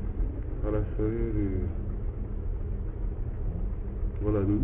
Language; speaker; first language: Arabic; non-native, learner; French